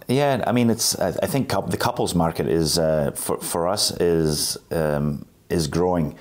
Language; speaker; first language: English; native; English